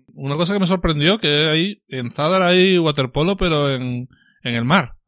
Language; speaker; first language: Spanish; native; Spanish